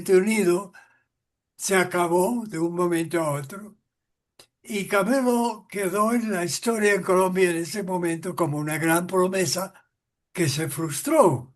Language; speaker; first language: Spanish; non-native, fluent; English